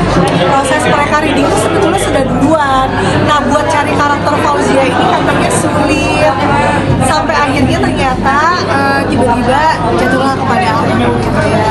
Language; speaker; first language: Indonesian; native; Indonesian